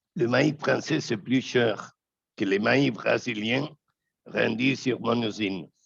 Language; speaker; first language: French; non-native, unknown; Spanish